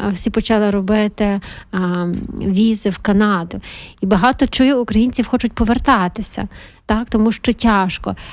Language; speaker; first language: Ukrainian; native; Ukrainian